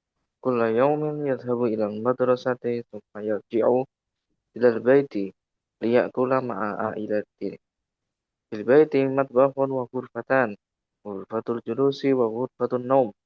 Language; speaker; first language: Arabic; non-native, learner; Indonesian